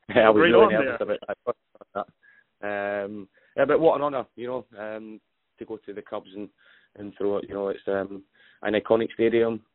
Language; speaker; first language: English; native; English